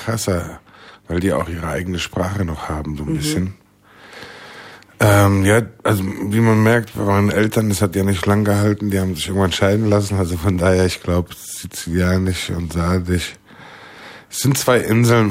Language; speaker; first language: German; native; German